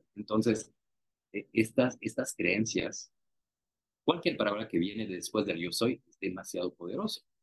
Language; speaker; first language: Spanish; non-native, fluent; French